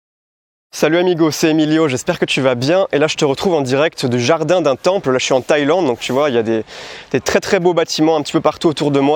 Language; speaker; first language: French; native; French